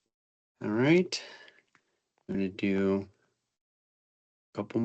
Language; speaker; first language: English; native; English